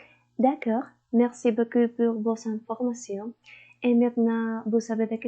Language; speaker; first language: French; non-native, learner; Spanish